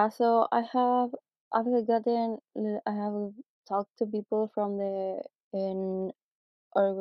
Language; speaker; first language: English; non-native, fluent; Spanish